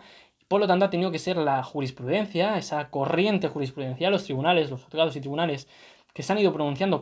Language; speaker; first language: Spanish; native; Spanish